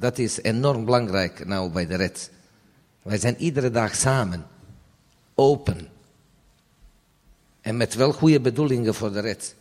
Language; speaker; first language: Dutch; non-native, fluent; Serbian